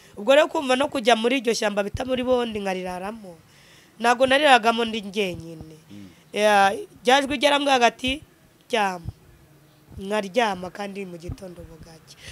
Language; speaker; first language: Kinyarwanda; native; Kinyarwanda